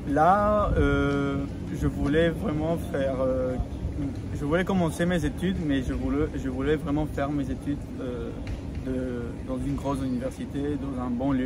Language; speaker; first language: French; non-native, fluent; Spanish